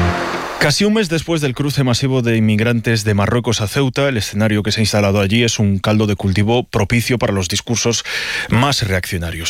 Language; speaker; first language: Spanish; native; Spanish